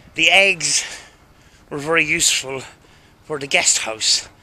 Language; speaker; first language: English; native; English